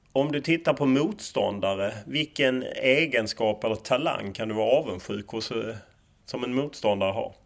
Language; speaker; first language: Swedish; native; Swedish